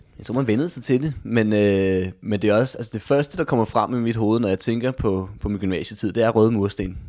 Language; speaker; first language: Danish; native; Danish